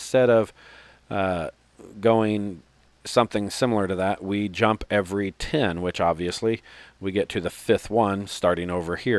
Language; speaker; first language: English; native; English